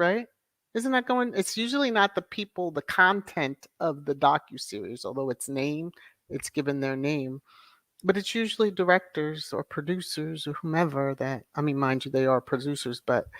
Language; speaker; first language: English; native; English